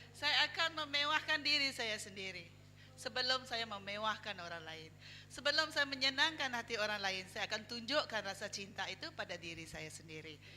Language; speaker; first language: Malay; non-native, local second language; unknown